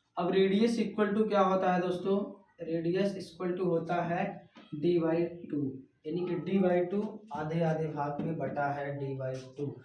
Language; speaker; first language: Hindi; native; Hindi